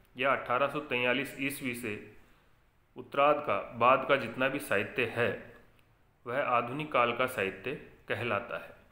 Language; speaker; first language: Hindi; native; Hindi